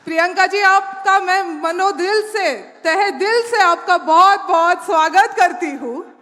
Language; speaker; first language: Hindi; non-native, local second language; Marathi